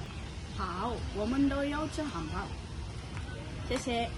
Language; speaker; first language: Chinese; non-native, learner; Malay